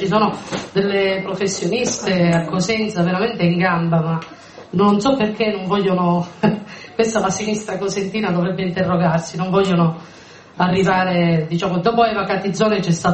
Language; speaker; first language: Italian; native; Italian